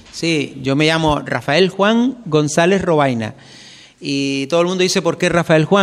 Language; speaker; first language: Spanish; native; Spanish